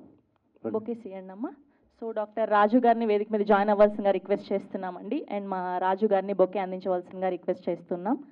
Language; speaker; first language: Telugu; native; Telugu